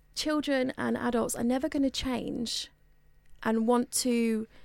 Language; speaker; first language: English; native; English